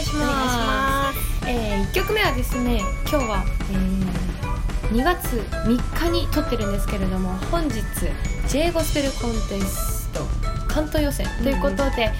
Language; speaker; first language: Japanese; native; Japanese